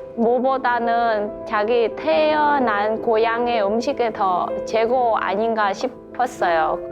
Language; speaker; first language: Korean; non-native, fluent; Vietnamese